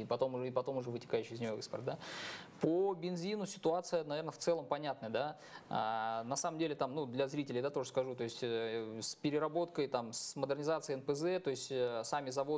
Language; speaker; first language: Russian; native; Russian